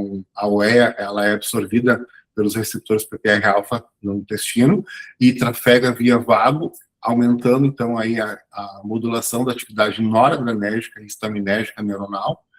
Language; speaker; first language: Portuguese; native; Portuguese